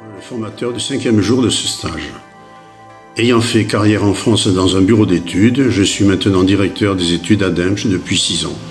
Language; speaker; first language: French; native; French